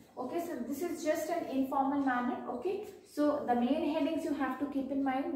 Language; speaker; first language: English; non-native, local second language; Hindi